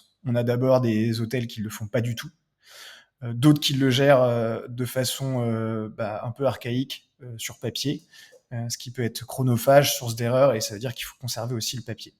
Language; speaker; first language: French; native; French